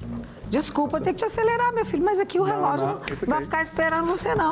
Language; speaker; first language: Portuguese; native; Portuguese